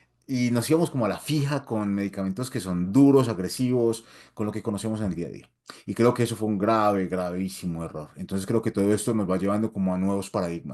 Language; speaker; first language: Spanish; native; Spanish